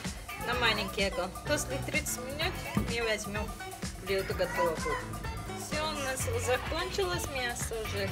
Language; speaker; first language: Russian; non-native, learner; Tajik